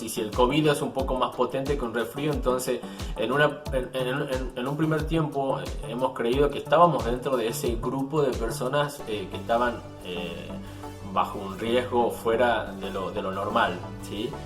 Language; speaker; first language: Spanish; native; Spanish